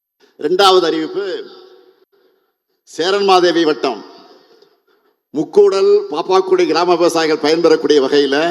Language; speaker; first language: Tamil; native; Tamil